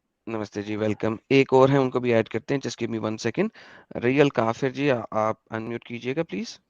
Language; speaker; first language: Hindi; native; Hindi